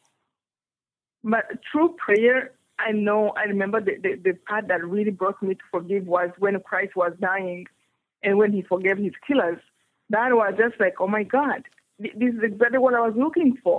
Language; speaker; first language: English; non-native, local second language; Kinyarwanda